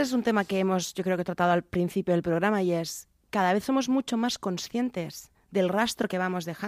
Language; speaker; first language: Spanish; native; Spanish